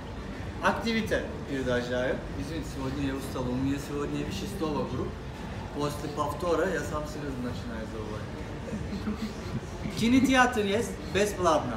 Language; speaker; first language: Russian; non-native, learner; Turkish